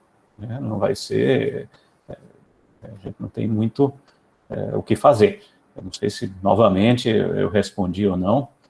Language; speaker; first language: Portuguese; native; Portuguese